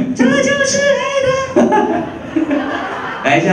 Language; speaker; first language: Chinese; native; Chinese